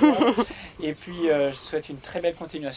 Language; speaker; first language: French; native; French